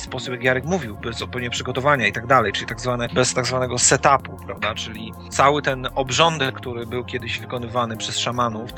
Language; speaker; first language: Polish; native; Polish